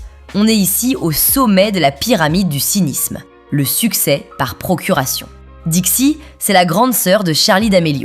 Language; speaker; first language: French; native; French